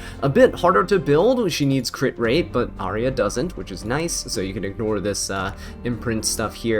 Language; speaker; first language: English; native; English